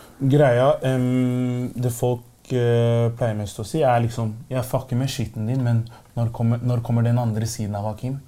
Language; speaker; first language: Norwegian; early bilingual, other home language; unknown